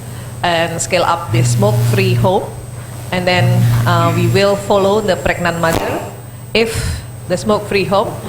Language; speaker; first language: English; non-native, fluent; Indonesian